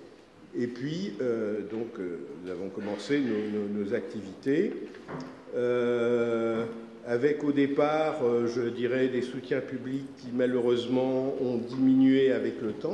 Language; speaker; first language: French; native; French